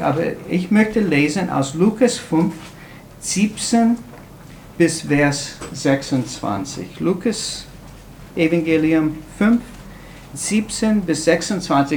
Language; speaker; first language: German; non-native, fluent; English